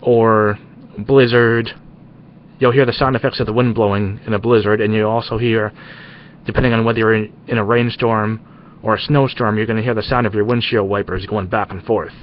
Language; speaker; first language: English; native; English